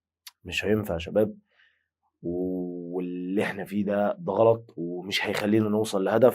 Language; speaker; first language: Arabic; native; Arabic